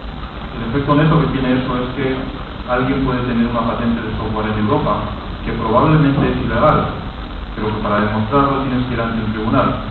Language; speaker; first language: Spanish; native; Spanish